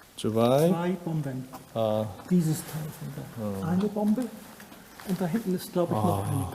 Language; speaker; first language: German; non-native, learner; Korean